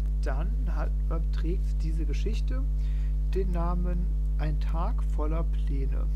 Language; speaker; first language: German; non-native, fluent; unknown